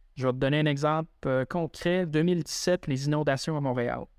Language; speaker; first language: French; native; French